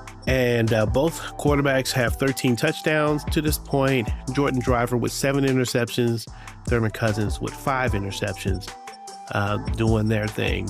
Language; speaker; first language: English; native; English